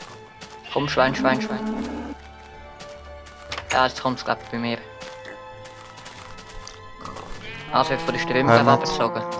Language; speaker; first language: German; native; German